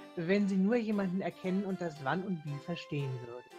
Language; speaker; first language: German; native; German